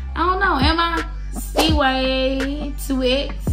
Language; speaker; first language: English; native; English